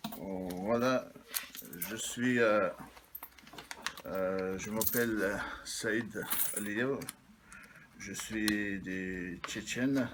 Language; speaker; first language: French; non-native, learner; Chechen